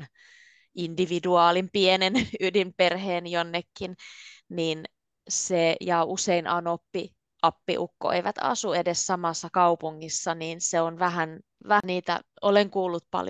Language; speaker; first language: Finnish; native; Finnish